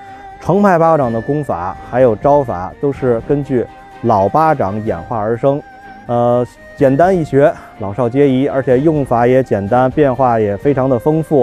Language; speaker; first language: Chinese; native; Chinese